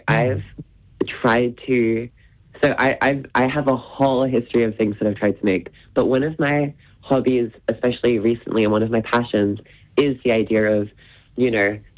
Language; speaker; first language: English; native; English